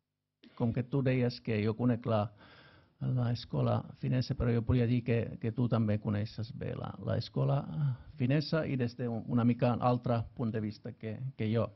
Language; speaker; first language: Catalan; non-native, fluent; Finnish